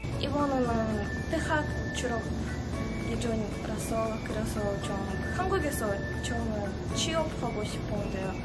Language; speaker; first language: Korean; non-native, fluent; Russian